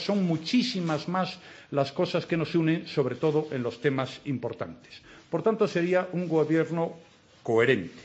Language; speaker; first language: Spanish; native; Spanish